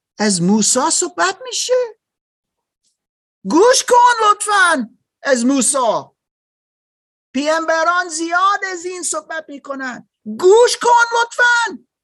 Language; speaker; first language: Persian; non-native, learner; German